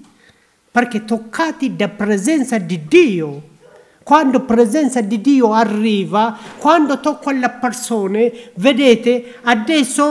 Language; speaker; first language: Italian; non-native, learner; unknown